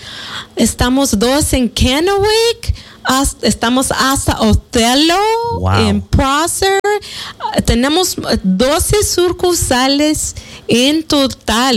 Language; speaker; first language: Spanish; early bilingual, other home language; English